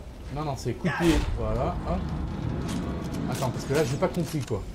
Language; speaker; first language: French; native; French